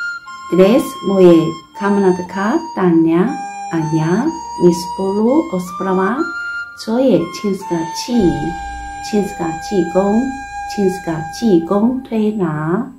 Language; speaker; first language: Czech; non-native, learner; Chinese